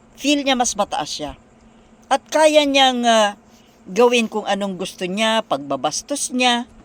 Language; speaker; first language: Filipino; non-native, local second language; Bikol